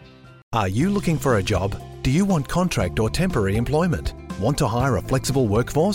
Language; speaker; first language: English; native; English